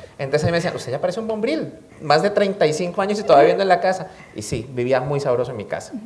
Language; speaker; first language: Spanish; native; Spanish